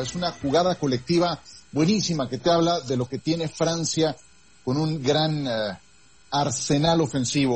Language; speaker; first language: Spanish; native; Spanish